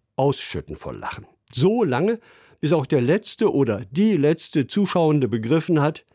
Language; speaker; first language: German; native; German